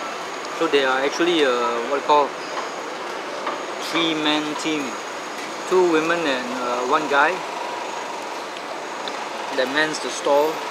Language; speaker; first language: English; non-native, local second language; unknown